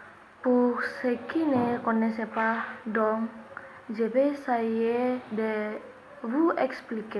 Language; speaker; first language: French; non-native, learner; Indonesian